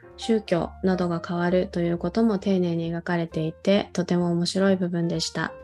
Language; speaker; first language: Japanese; non-native, fluent; Korean